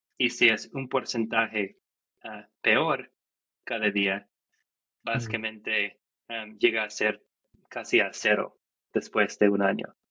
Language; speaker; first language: Spanish; non-native, fluent; English